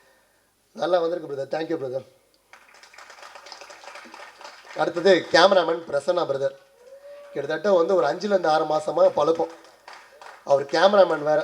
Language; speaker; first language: Tamil; native; Tamil